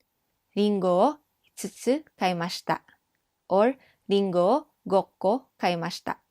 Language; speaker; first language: Japanese; non-native, fluent; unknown